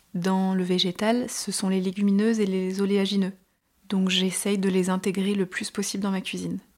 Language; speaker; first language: French; native; French